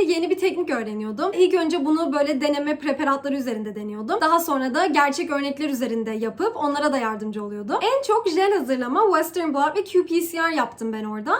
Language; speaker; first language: Turkish; early bilingual, heritage; Turkish